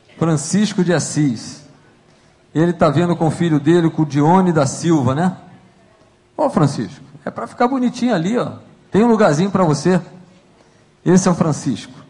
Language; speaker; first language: Portuguese; native; Portuguese